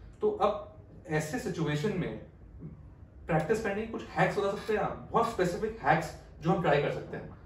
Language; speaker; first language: Hindi; native; Hindi